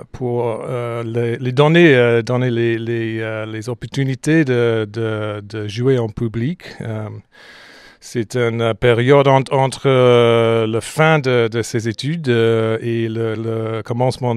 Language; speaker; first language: French; non-native, fluent; English